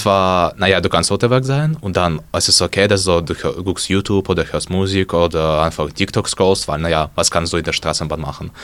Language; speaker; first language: German; non-native, learner; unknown